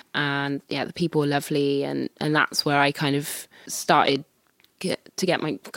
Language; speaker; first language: English; native; English